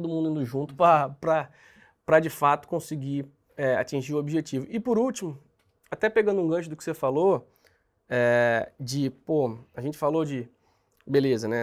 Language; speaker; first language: Portuguese; native; Portuguese